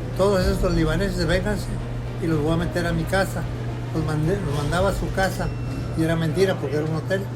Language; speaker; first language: Spanish; non-native, local second language; Arabic